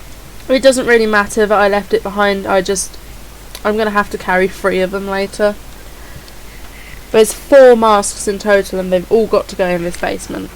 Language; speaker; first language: English; native; English